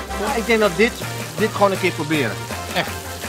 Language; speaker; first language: Dutch; native; Dutch